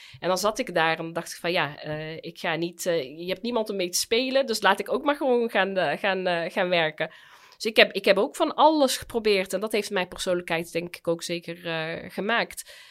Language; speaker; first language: Dutch; early bilingual, other home language; Arabic